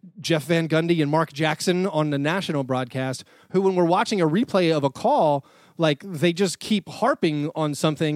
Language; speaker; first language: English; native; English